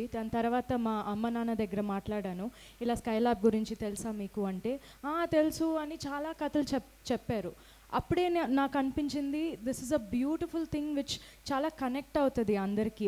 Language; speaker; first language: Telugu; non-native, fluent; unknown